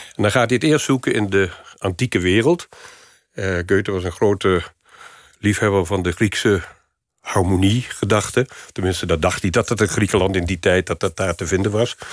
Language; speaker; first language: Dutch; native; Dutch